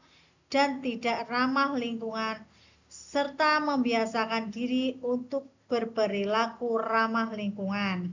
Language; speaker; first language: Indonesian; native; Indonesian